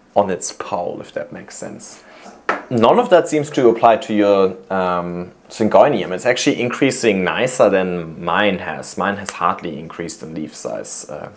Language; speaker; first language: English; non-native, fluent; German